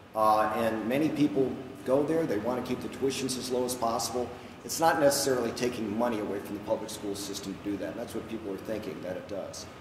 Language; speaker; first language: English; native; English